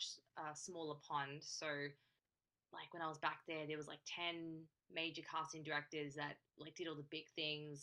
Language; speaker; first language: English; native; English